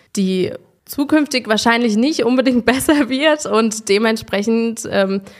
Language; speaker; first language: German; native; German